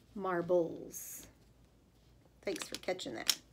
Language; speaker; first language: English; native; English